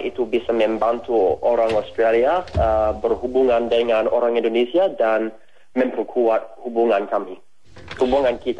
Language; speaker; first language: Indonesian; non-native, fluent; English